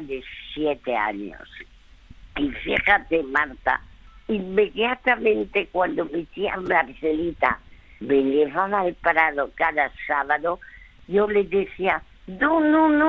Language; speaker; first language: Spanish; early bilingual, other home language; French